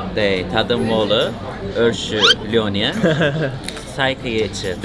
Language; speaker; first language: Chinese; non-native, learner; Turkish